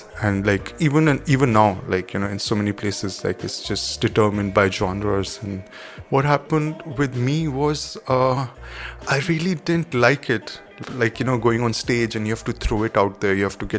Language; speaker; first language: English; non-native, local second language; Hindi